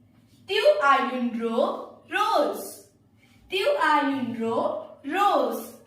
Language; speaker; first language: French; non-native, fluent; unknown